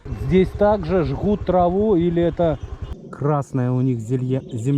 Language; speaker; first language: Russian; native; Russian